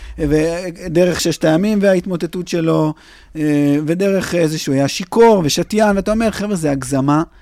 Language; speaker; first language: Hebrew; native; Hebrew